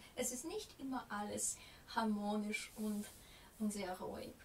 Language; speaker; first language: German; non-native, fluent; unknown